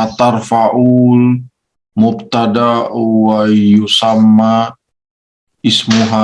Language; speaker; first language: Arabic; non-native, learner; Indonesian